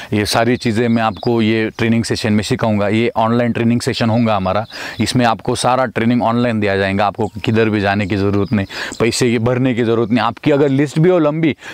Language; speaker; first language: Hindi; non-native, local second language; Marathi